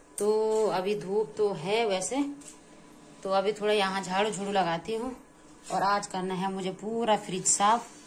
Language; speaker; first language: Hindi; native; Hindi